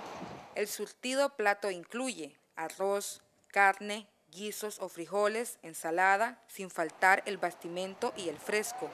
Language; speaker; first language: Spanish; native; Spanish